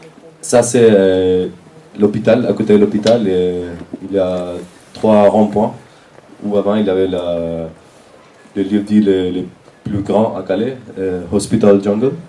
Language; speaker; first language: French; non-native, fluent; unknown